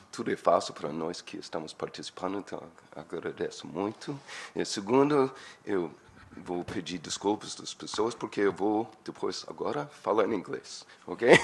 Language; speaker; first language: Portuguese; non-native, learner; English